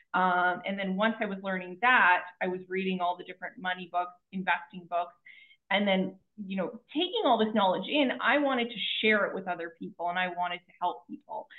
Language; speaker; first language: English; native; English